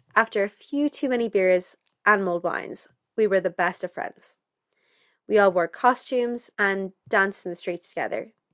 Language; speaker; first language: English; native; English